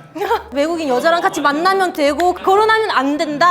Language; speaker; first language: Korean; non-native, fluent; Ukrainian